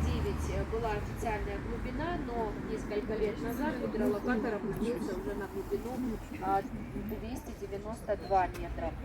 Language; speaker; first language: Russian; native; Russian